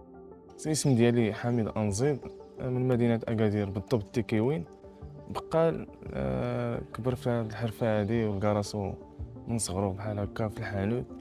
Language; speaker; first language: Arabic; native; Arabic